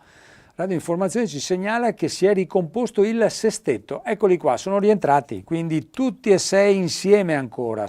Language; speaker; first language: Italian; native; Italian